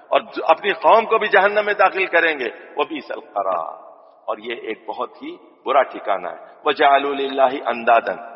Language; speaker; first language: Urdu; native; Urdu